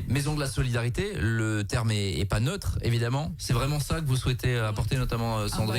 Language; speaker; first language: French; native; French